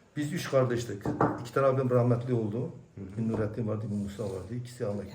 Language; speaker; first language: Turkish; non-native, local second language; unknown